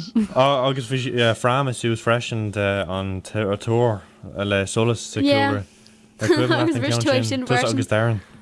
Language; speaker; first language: Irish; non-native, local second language; English